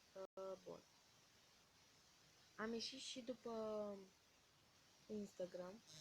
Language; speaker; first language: Romanian; native; Romanian